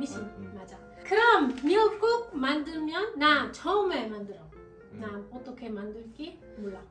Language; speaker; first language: Korean; non-native, learner; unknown